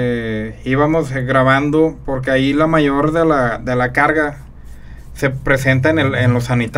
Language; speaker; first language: Spanish; native; Spanish